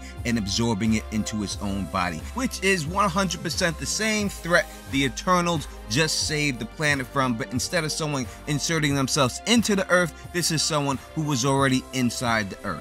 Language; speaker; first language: English; native; English